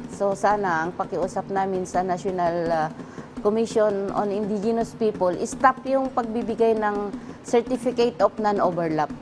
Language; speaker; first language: Filipino; non-native, local second language; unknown